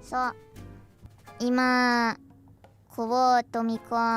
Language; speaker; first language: Japanese; non-native, learner; Indonesian